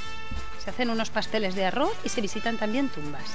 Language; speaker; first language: Spanish; native; Spanish